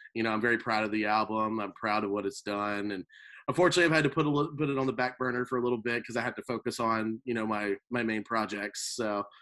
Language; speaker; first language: English; native; English